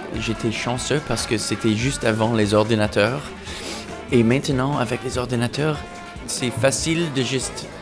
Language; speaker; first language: French; non-native, local second language; English